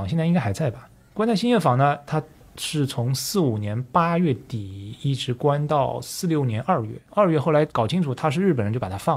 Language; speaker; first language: Chinese; native; Chinese